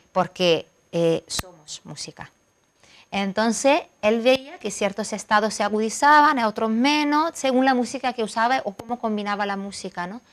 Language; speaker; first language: Spanish; non-native, fluent; Italian